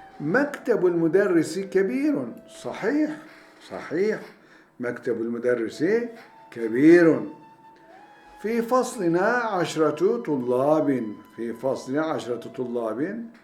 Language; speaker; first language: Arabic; non-native, fluent; Turkish